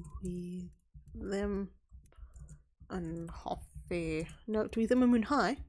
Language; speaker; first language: Welsh; non-native, learner; English